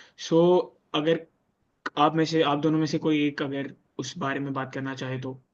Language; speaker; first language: Hindi; native; Hindi